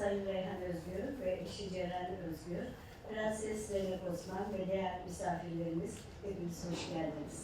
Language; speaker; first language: Turkish; native; Turkish